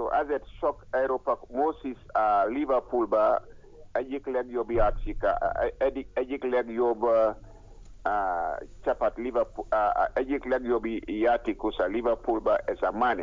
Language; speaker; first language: Hungarian; non-native, learner; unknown